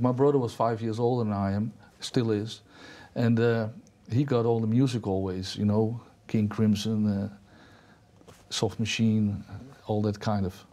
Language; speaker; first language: English; non-native, fluent; Dutch